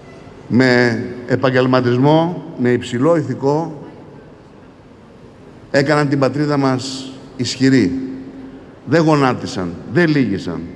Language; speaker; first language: Greek; native; Greek